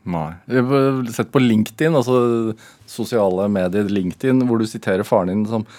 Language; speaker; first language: Norwegian; native; Norwegian